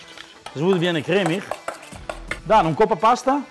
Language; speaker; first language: German; non-native, fluent; Italian